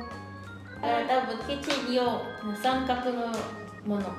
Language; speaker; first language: Japanese; non-native, learner; Vietnamese